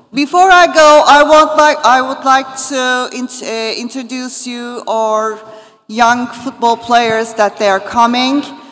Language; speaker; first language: English; non-native, fluent; Turkish